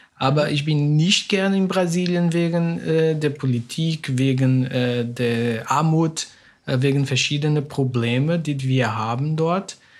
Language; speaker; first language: German; non-native, fluent; Spanish